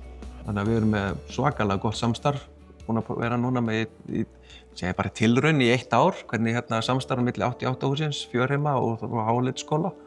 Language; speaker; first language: Icelandic; non-native, fluent; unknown